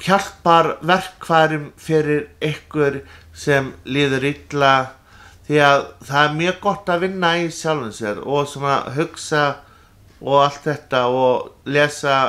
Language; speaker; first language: Icelandic; non-native, fluent; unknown